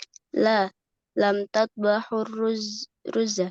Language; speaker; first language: Arabic; non-native, learner; Indonesian